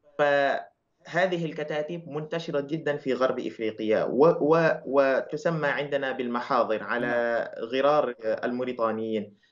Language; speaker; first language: Arabic; non-native, fluent; Wolof